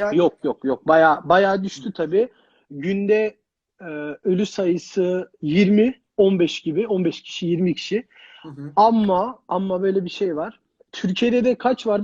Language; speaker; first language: Turkish; early bilingual, heritage; Turkish